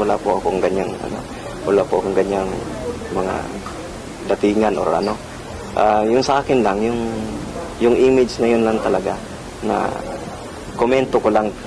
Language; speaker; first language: Filipino; non-native, local second language; Cebuano